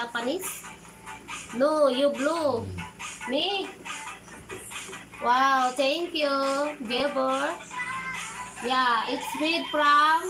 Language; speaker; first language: English; non-native, learner; Filipino